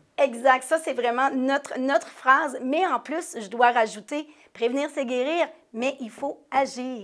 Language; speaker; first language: French; native; French